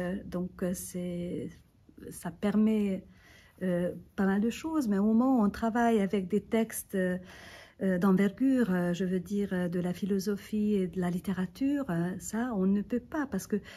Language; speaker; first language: French; non-native, fluent; Hungarian